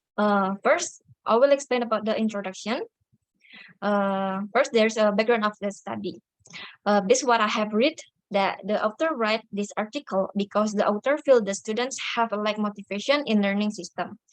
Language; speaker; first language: English; non-native, learner; Indonesian